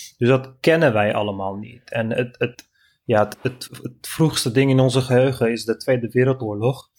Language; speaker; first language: Dutch; non-native, fluent; Turkish